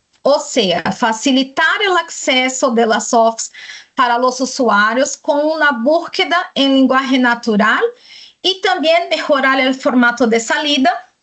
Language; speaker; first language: Spanish; non-native, fluent; Portuguese